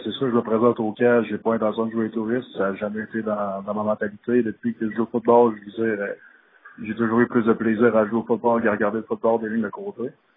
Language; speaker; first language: French; native; French